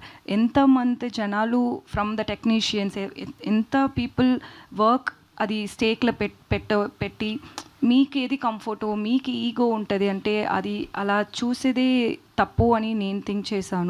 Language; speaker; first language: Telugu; non-native, learner; Tamil